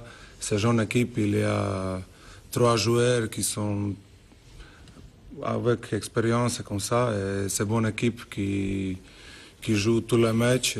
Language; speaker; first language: French; non-native, learner; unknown